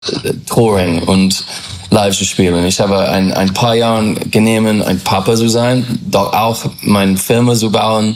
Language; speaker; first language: German; non-native, learner; English